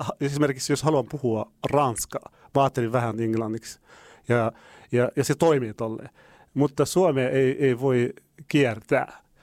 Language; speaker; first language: Finnish; non-native, fluent; Arabic